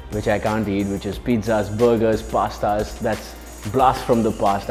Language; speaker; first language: English; non-native, local second language; Hindi